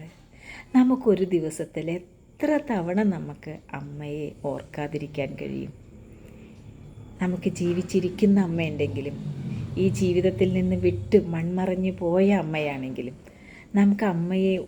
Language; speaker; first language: Malayalam; native; Malayalam